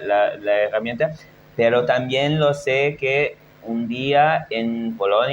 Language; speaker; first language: Spanish; non-native, fluent; Portuguese